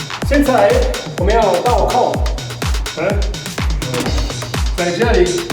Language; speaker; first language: Chinese; non-native, fluent; Italian